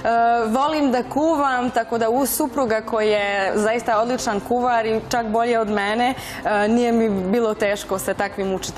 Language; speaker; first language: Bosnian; non-native, fluent; Spanish